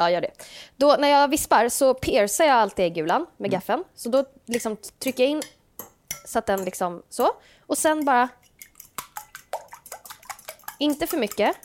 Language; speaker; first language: Swedish; native; Swedish